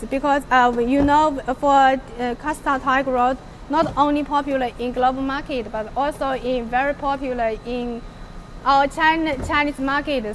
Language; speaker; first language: English; non-native, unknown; Chinese